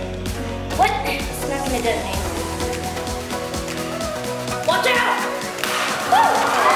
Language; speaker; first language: English; native; English